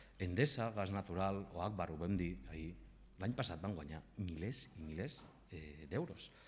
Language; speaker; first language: Catalan; non-native, local second language; Spanish